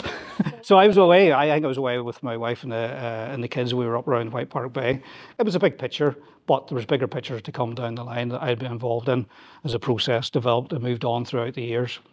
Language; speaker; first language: English; native; English